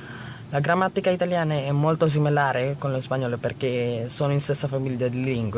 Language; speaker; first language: Italian; non-native, learner; Filipino